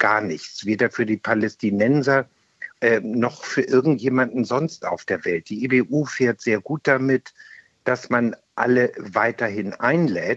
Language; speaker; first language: German; native; German